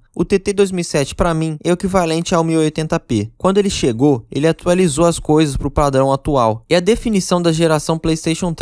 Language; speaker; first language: Portuguese; native; Portuguese